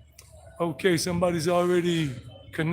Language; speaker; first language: English; native; English